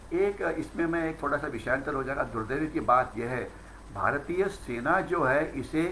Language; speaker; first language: Hindi; non-native, local second language; Marathi